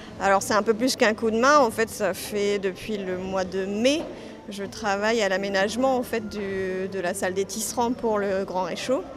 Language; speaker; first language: French; native; French